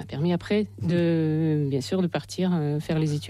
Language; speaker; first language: French; non-native, fluent; Russian